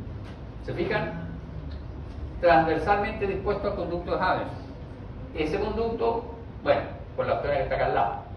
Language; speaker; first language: Spanish; native; Spanish